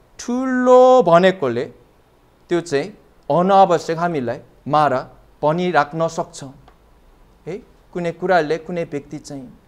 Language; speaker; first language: Nepali; non-native, fluent; Korean